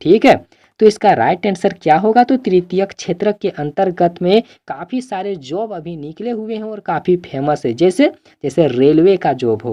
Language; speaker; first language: Hindi; native; Hindi